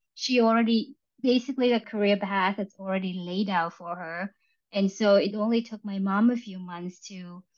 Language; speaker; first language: English; early bilingual, other home language; Vietnamese